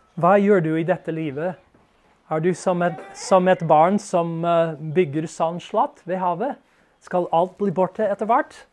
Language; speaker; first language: Norwegian; non-native, fluent; English